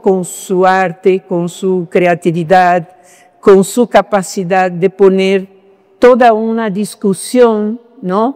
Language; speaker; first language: Spanish; non-native, fluent; Portuguese